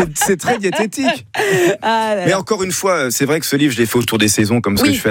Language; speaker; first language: French; native; French